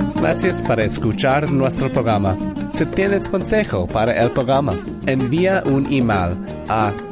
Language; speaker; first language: Spanish; early bilingual, heritage; English